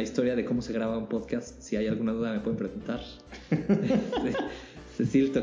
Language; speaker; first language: Spanish; native; Spanish